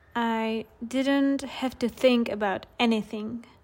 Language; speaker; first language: English; non-native, fluent; Czech